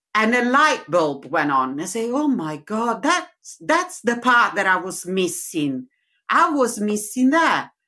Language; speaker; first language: English; non-native, learner; Italian